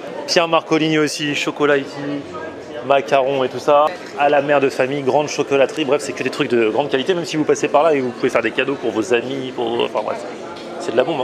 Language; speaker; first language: French; native; French